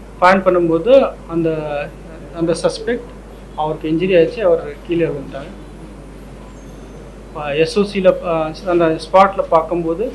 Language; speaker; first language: Tamil; non-native, local second language; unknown